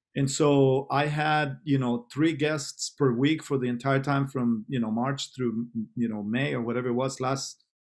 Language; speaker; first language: English; non-native, fluent; Spanish